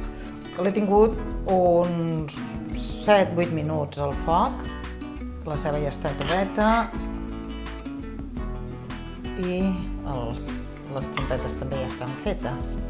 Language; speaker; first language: Catalan; native; Catalan